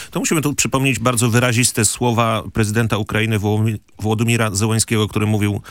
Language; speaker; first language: Polish; native; Polish